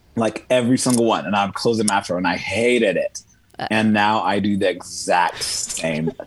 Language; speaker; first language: English; early bilingual, other home language; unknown